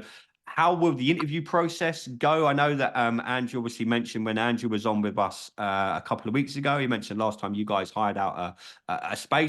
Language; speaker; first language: English; native; English